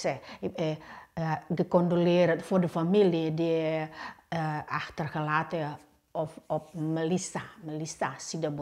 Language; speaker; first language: Dutch; non-native, learner; Indonesian